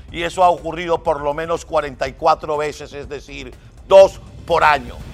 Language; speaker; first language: Spanish; native; Spanish